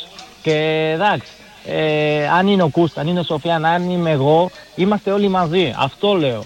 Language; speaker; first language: Greek; non-native, learner; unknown